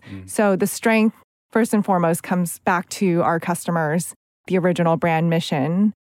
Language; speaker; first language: English; native; English